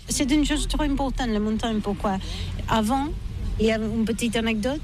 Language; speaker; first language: French; non-native, learner; Catalan